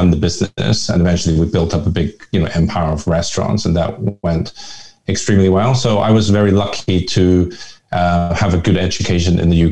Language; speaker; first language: English; early bilingual, other home language; Hakka Chinese